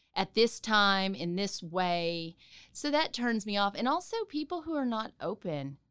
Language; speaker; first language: English; native; English